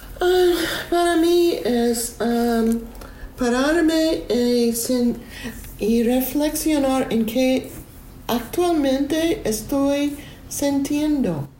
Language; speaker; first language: Spanish; non-native, learner; English